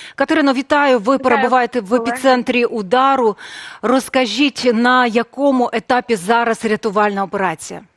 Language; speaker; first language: Ukrainian; native; Ukrainian